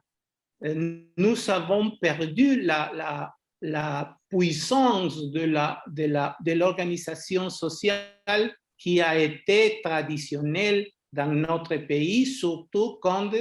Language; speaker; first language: French; non-native, fluent; Spanish